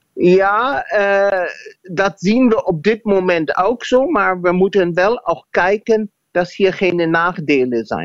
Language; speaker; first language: Dutch; non-native, fluent; German